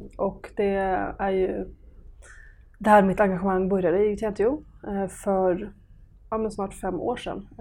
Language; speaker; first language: Swedish; early bilingual, other home language; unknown